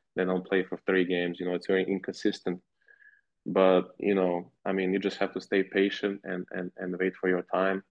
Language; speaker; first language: English; non-native, fluent; Serbian